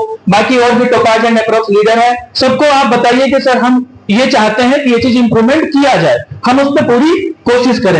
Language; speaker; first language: Hindi; native; Hindi